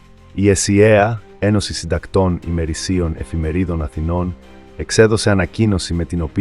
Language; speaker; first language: Greek; native; Greek